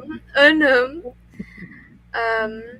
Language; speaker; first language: French; non-native, learner; English